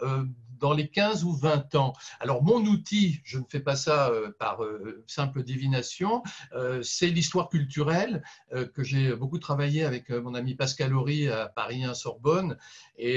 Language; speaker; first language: French; native; French